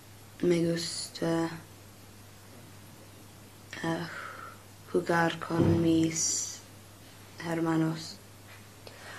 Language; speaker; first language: Spanish; non-native, learner; English